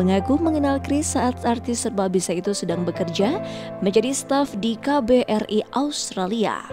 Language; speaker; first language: Indonesian; native; Indonesian